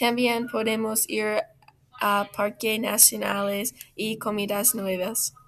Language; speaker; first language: Spanish; non-native, learner; English